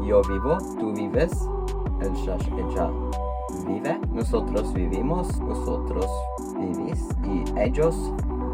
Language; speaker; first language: Spanish; non-native, learner; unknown